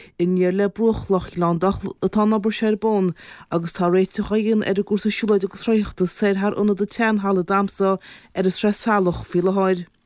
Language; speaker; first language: Irish; native; Irish